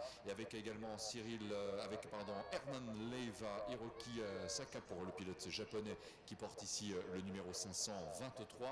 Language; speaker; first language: French; native; French